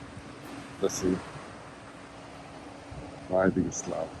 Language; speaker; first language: English; non-native, learner; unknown